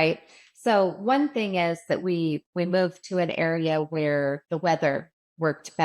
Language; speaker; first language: English; native; English